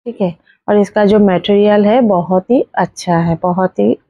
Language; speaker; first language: Hindi; non-native, local second language; Bangla